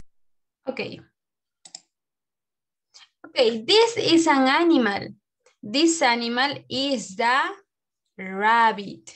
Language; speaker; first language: English; non-native, learner; Spanish